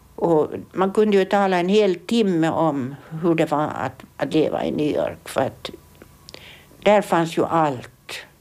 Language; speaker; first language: Swedish; native; Swedish